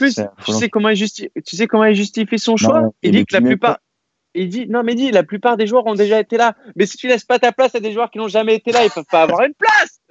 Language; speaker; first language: French; native; French